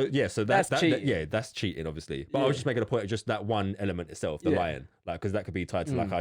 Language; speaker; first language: English; native; English